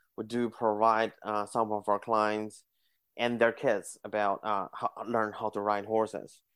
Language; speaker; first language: English; non-native, fluent; Chinese